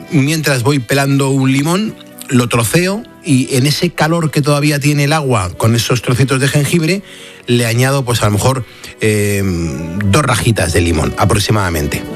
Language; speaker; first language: Spanish; native; Spanish